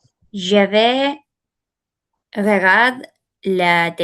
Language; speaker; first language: French; non-native, learner; Spanish